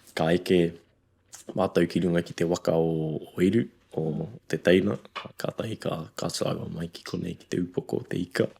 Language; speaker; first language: Māori; native; Māori